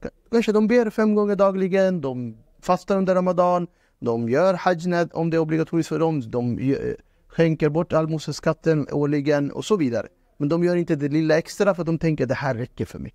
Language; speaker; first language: Swedish; non-native, fluent; Urdu